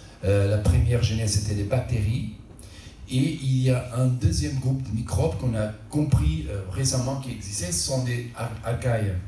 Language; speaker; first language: French; non-native, local second language; Portuguese